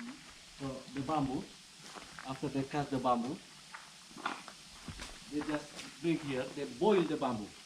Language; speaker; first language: English; non-native, learner; Indonesian